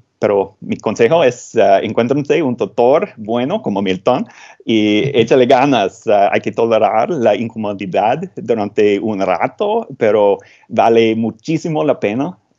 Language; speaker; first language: Spanish; non-native, fluent; English